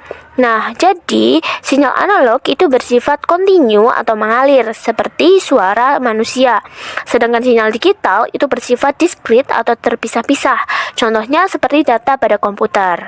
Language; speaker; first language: Indonesian; native; Indonesian